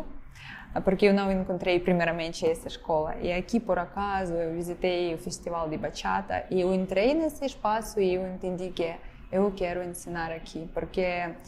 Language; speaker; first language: Portuguese; non-native, fluent; Ukrainian